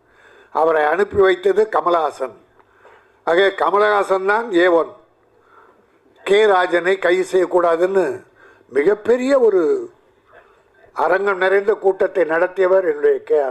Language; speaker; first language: Tamil; native; Tamil